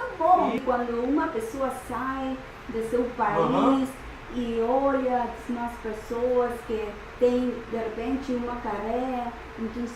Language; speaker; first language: Portuguese; non-native, fluent; Spanish